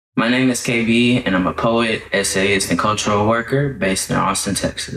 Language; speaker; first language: English; native; English